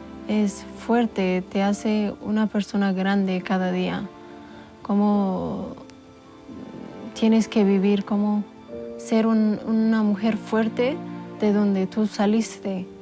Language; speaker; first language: Spanish; non-native, local second language; Amharic